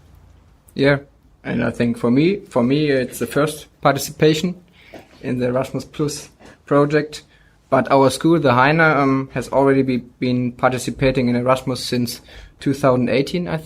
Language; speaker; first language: English; non-native, fluent; German